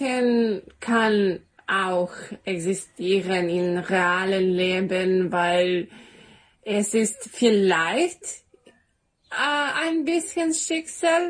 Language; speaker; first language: German; non-native, learner; Serbian